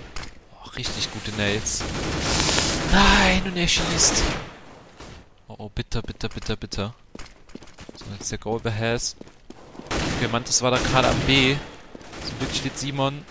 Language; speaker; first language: German; native; German